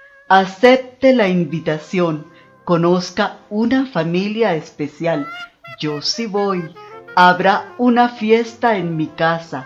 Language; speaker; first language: Spanish; native; Spanish